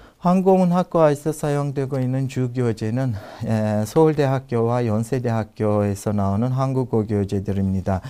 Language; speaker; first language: Korean; non-native, fluent; Turkish